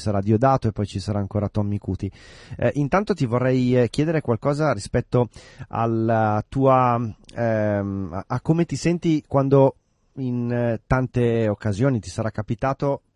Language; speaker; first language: Italian; native; Italian